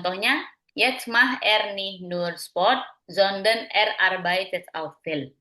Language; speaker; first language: German; non-native, fluent; Indonesian